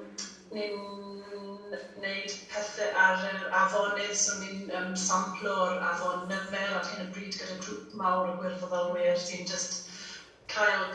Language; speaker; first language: Welsh; non-native, fluent; English